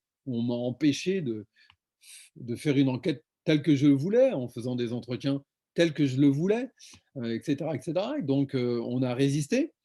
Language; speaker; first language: French; native; French